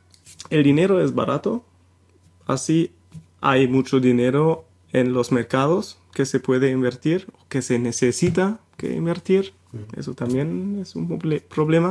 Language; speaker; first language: Spanish; non-native, fluent; German